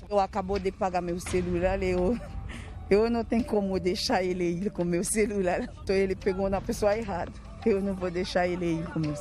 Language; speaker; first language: Portuguese; non-native, learner; Haitian Creole